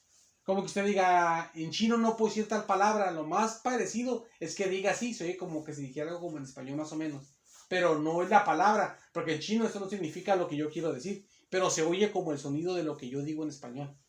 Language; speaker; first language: Spanish; native; Spanish